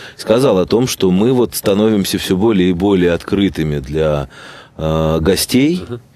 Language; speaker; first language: Russian; native; Russian